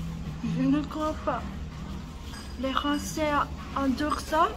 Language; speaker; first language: French; non-native, learner; Japanese